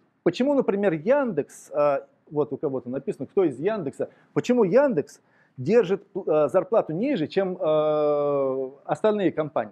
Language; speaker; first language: Russian; native; Russian